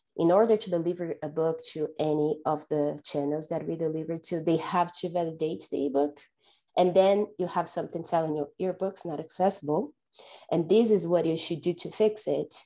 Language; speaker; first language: English; non-native, fluent; Portuguese